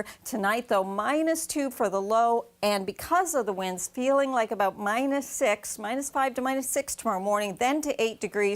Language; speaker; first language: English; native; English